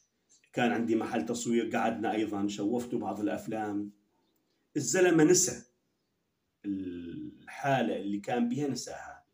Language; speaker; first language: Arabic; native; Arabic